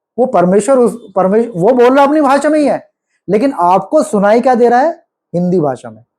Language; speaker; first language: Hindi; native; Hindi